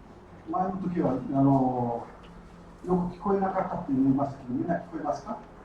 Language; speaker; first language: Japanese; early bilingual, heritage; Portuguese